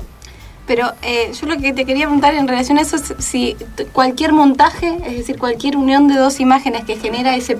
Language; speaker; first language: Spanish; native; Spanish